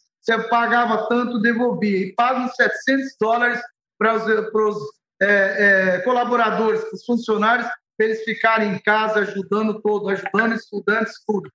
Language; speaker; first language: Portuguese; early bilingual, other home language; Arabic